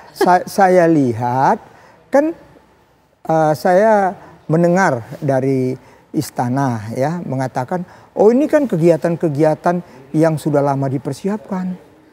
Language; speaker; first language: Indonesian; native; Indonesian